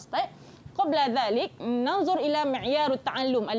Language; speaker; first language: Arabic; non-native, fluent; Malay